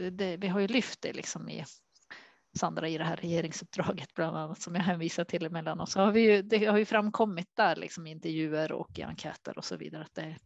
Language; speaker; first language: Swedish; native; Swedish